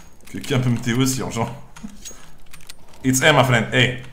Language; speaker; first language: French; native; French